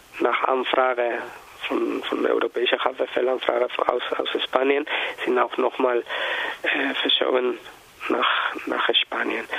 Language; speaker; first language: German; non-native, learner; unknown